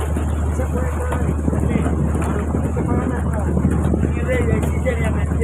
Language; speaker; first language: Spanish; native; Spanish